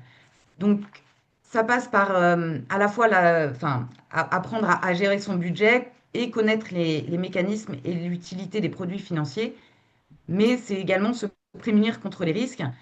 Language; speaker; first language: French; native; French